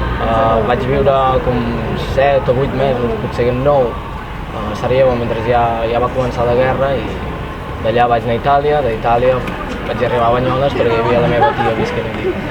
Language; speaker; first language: Catalan; early bilingual, other home language; Bosnian